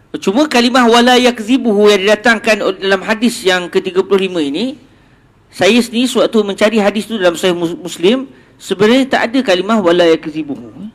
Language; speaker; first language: Malay; native; Malay